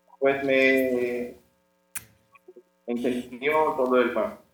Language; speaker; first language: Spanish; non-native, learner; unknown